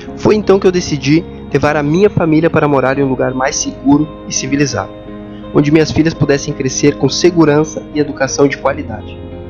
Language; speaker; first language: Portuguese; native; Portuguese